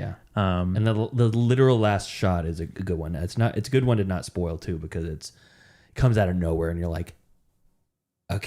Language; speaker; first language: English; native; English